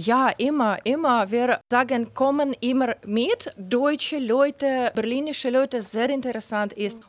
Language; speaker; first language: German; non-native, learner; Ukrainian